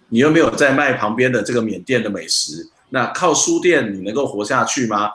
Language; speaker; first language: Chinese; native; Chinese